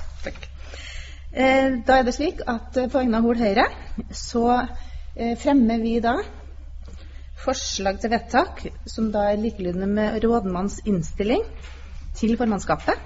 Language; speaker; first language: Norwegian; native; Norwegian